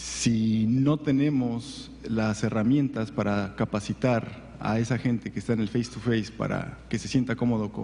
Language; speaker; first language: Spanish; native; Spanish